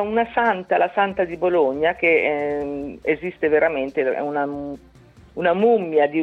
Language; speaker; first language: Italian; native; Italian